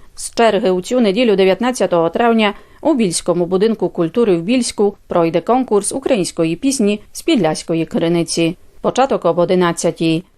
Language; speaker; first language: Ukrainian; early bilingual, heritage; Ukrainian